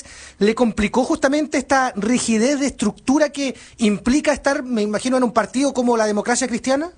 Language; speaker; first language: Spanish; native; Spanish